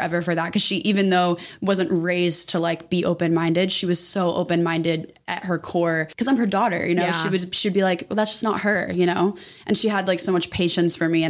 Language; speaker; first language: English; native; English